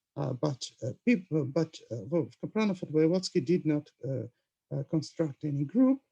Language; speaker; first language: English; non-native, fluent; Russian